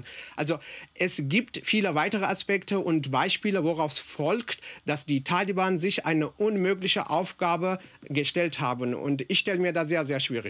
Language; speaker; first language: German; non-native, fluent; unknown